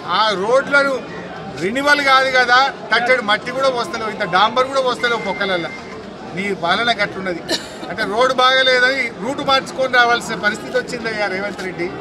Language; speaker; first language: Telugu; native; Telugu